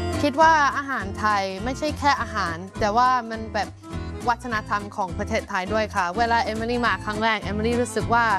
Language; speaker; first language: Thai; non-native, fluent; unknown